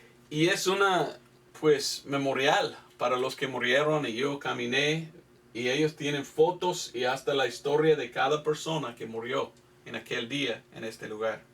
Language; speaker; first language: Spanish; non-native, fluent; English